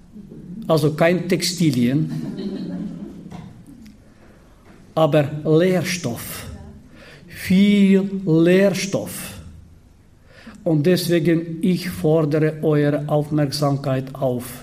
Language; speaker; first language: German; non-native, fluent; Bulgarian